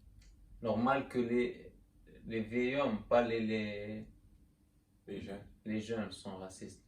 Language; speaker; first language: French; non-native, learner; German